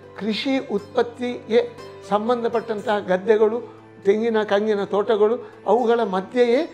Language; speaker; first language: Kannada; non-native, local second language; Tulu